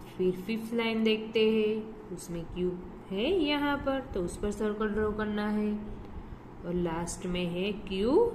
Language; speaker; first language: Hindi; non-native, local second language; Gujarati